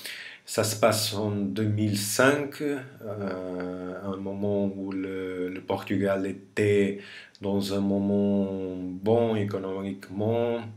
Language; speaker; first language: French; non-native, fluent; Portuguese